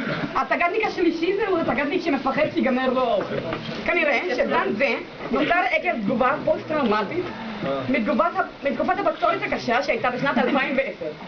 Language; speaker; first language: Hebrew; native; Hebrew